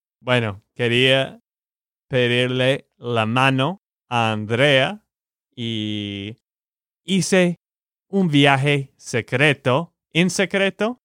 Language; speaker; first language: Spanish; non-native, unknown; English